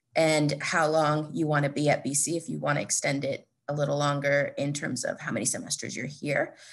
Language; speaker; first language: English; native; English